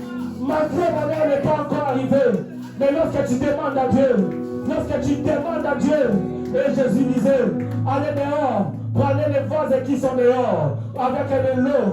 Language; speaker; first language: French; non-native, local second language; Lingala